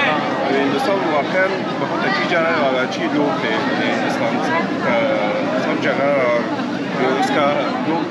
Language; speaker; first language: Hindi; non-native, fluent; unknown